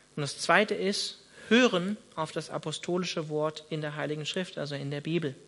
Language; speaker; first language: German; native; German